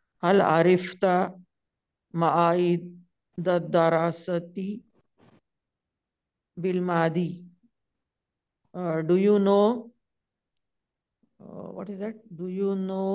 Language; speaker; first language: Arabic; non-native, learner; Urdu